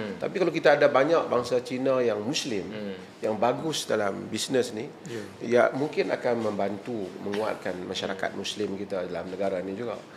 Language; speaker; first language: Malay; native; Malay